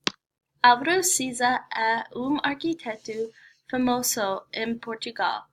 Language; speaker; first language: Portuguese; non-native, learner; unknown